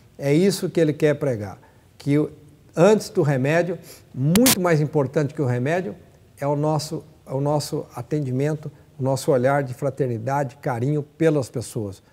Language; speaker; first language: Portuguese; native; Portuguese